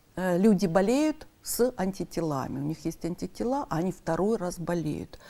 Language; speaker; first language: Russian; native; Russian